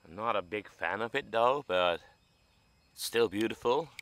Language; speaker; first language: English; non-native, fluent; Dutch